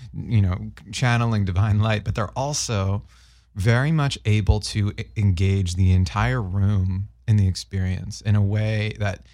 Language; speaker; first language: English; native; English